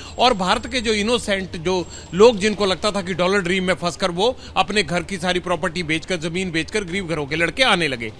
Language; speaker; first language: Hindi; non-native, local second language; Punjabi